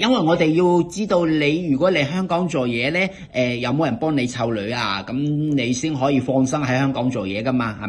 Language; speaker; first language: Cantonese; native; Cantonese